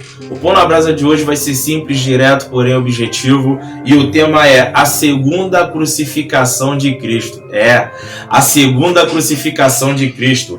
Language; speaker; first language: Portuguese; native; Portuguese